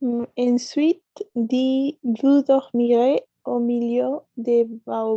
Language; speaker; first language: French; non-native, learner; Spanish